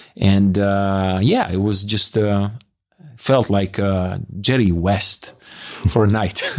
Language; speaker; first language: English; non-native, fluent; Italian